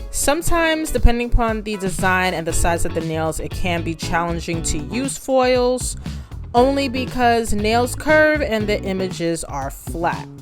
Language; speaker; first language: English; native; English